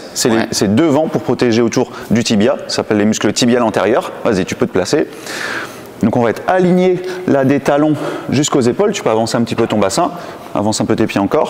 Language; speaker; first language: French; native; French